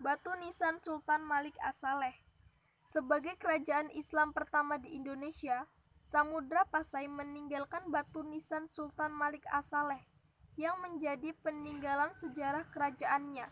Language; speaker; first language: Indonesian; native; Indonesian